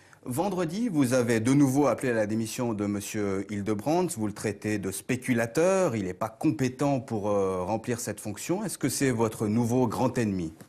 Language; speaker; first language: French; native; French